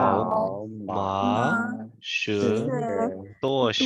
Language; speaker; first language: Chinese; non-native, learner; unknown